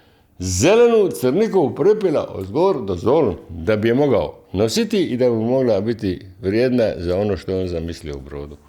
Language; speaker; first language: Croatian; native; Croatian